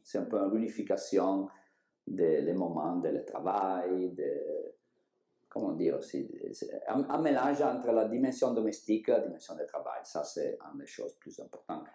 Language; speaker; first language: French; non-native, learner; Italian